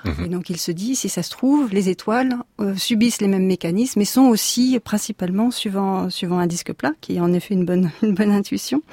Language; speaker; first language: French; native; French